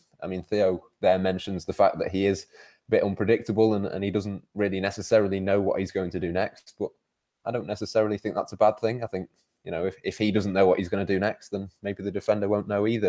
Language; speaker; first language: English; native; English